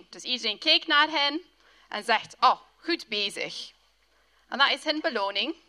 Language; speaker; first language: Dutch; non-native, fluent; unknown